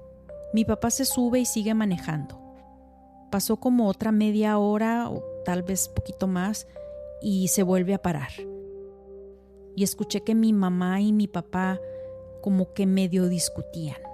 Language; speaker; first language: Spanish; native; Spanish